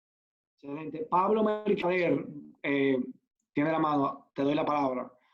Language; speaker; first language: Spanish; native; Spanish